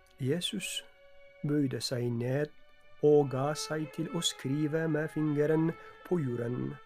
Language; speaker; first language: Norwegian; non-native, fluent; Polish